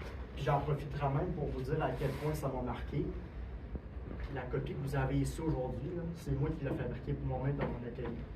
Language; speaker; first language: French; native; French